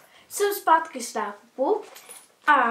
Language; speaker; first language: Czech; early bilingual, heritage; Czech